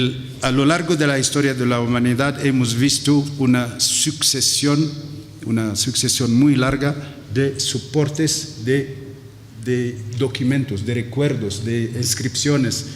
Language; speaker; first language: Spanish; non-native, fluent; Arabic